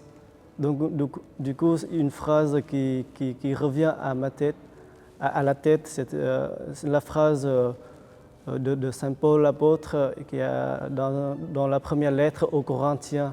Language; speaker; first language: French; non-native, fluent; Vietnamese